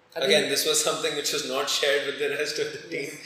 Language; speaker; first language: English; non-native, local second language; Hindi